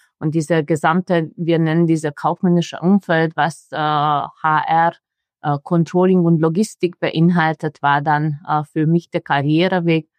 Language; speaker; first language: German; non-native, fluent; Hungarian